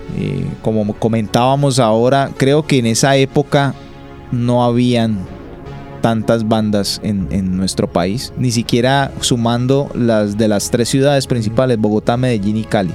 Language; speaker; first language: Spanish; native; Spanish